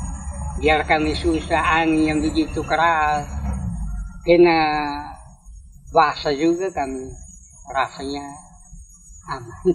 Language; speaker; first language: Indonesian; non-native, local second language; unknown